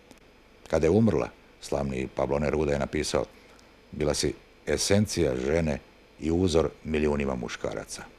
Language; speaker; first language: Bosnian; native; Bosnian